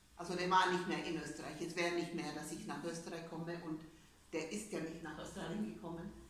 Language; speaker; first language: German; non-native, fluent; English